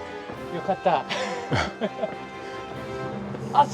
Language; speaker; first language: Japanese; non-native, fluent; English